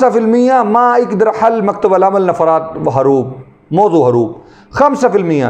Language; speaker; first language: Arabic; non-native, learner; Urdu